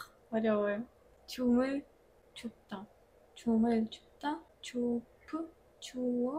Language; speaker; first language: Korean; non-native, learner; Ukrainian